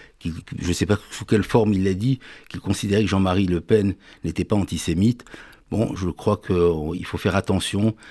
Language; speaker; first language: French; native; French